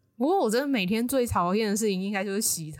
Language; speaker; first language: Chinese; native; Chinese